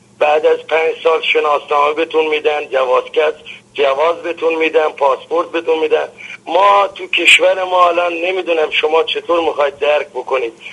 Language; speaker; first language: Persian; non-native, local second language; Arabic